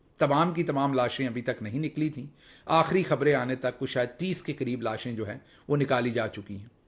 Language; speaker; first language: Urdu; non-native, local second language; Punjabi